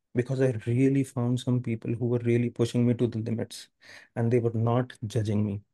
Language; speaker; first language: English; non-native, local second language; Hindi